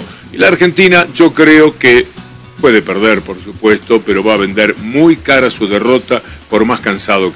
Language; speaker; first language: Spanish; native; Spanish